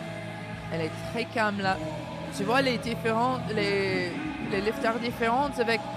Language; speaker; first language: French; non-native, fluent; English